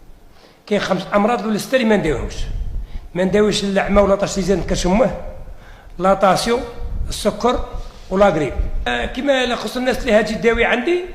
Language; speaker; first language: Arabic; native; Arabic